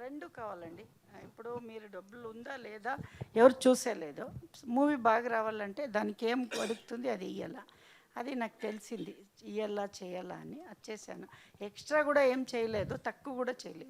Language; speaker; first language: Telugu; non-native, learner; Kannada